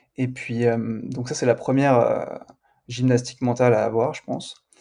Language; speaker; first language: French; native; French